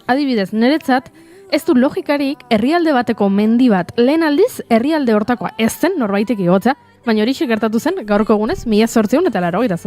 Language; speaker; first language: Basque; native; Basque